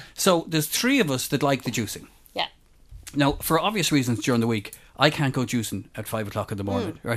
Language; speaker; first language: English; native; English